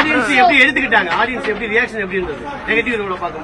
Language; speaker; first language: Tamil; native; Tamil